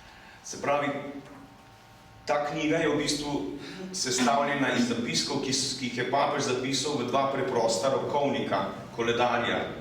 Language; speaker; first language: Slovenian; native; Slovenian